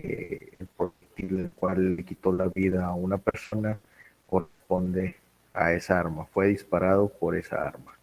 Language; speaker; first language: Spanish; native; Spanish